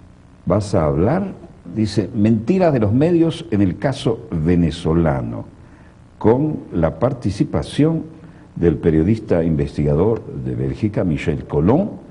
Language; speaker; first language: Spanish; native; Spanish